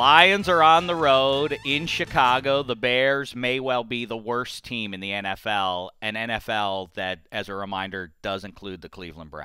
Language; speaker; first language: English; native; English